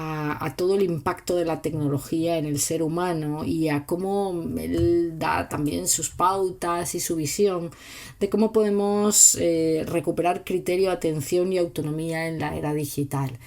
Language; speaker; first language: Spanish; native; Spanish